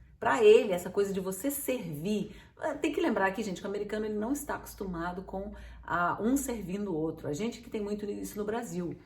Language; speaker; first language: Portuguese; native; Portuguese